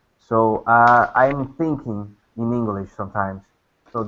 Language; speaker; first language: English; non-native, learner; Portuguese